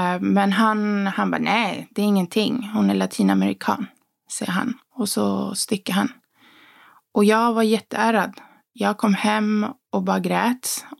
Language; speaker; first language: Swedish; early bilingual, other home language; Spanish